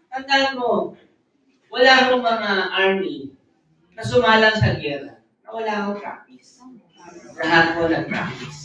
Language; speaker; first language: Filipino; native; Filipino